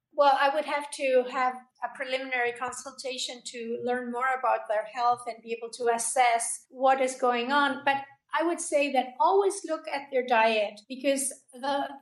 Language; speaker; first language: English; non-native, fluent; Spanish